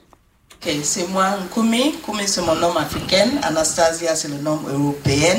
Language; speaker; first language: French; non-native, learner; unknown